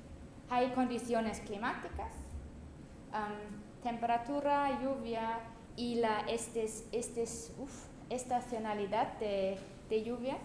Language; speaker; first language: Spanish; non-native, fluent; German